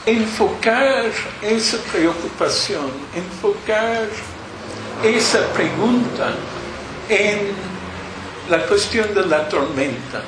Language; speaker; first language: Spanish; non-native, fluent; English